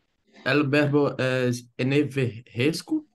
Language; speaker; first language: Spanish; non-native, learner; Portuguese